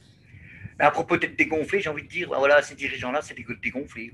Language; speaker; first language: French; native; French